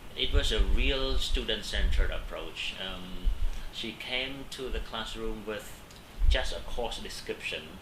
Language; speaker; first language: English; non-native, fluent; Khmer